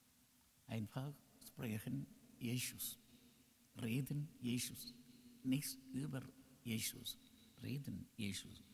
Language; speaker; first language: German; non-native, learner; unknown